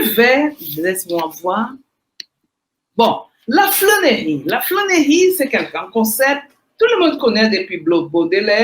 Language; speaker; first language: French; non-native, fluent; Portuguese